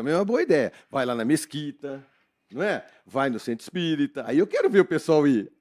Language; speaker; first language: Portuguese; native; Portuguese